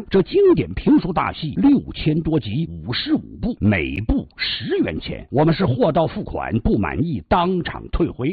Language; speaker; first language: Chinese; native; Chinese